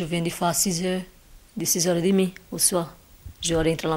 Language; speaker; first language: French; non-native, learner; Portuguese